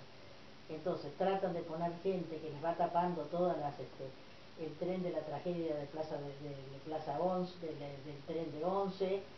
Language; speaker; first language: Spanish; native; Spanish